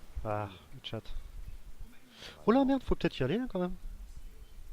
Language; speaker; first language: French; native; French